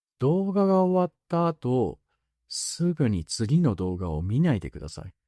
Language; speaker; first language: Japanese; native; Japanese